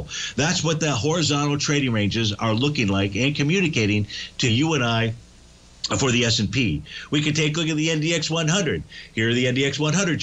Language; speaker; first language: English; native; English